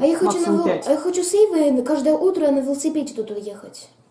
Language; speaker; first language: Russian; early bilingual, heritage; Russian